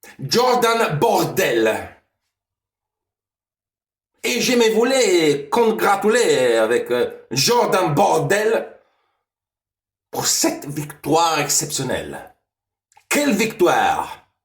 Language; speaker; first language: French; non-native, fluent; Italian